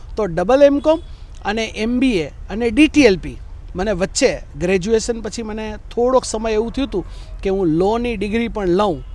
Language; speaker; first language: Gujarati; native; Gujarati